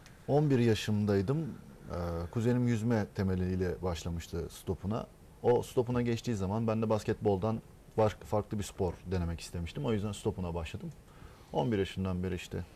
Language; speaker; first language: Turkish; native; Turkish